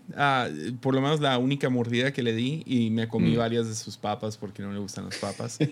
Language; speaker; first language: Spanish; early bilingual, heritage; Spanish